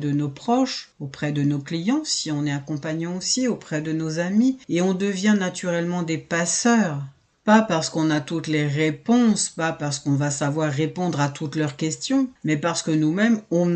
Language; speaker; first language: French; native; French